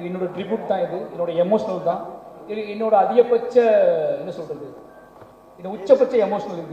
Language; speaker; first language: Tamil; native; Tamil